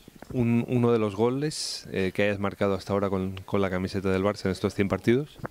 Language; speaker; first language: Spanish; native; Spanish